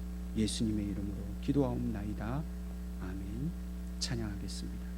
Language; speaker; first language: Korean; native; Korean